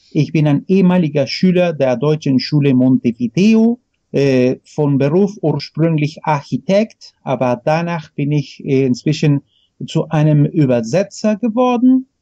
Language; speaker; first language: German; non-native, fluent; Spanish